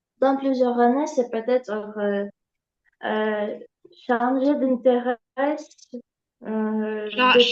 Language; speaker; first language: French; non-native, learner; Ukrainian